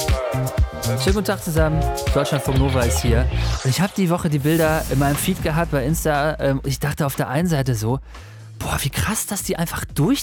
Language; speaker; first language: German; native; German